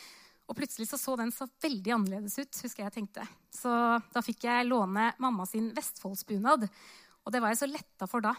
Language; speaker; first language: Norwegian; native; Norwegian